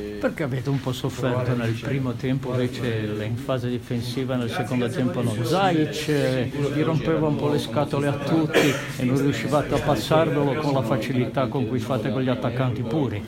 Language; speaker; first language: Italian; native; Italian